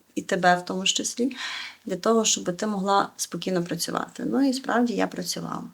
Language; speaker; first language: Ukrainian; native; Ukrainian